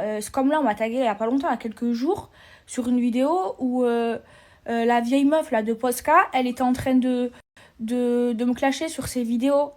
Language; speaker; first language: French; native; French